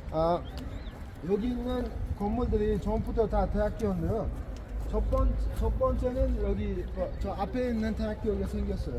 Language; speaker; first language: Korean; non-native, learner; Uzbek